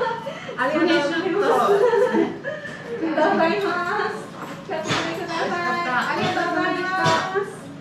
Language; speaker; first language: Japanese; non-native, fluent; Chinese